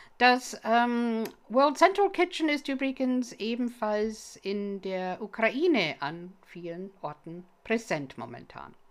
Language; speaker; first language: German; non-native, fluent; English